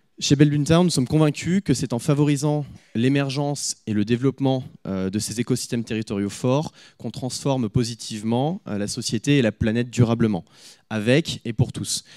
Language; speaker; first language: French; native; French